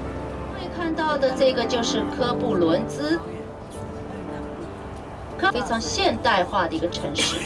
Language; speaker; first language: Chinese; native; Chinese